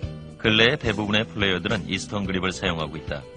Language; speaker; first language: Korean; native; Korean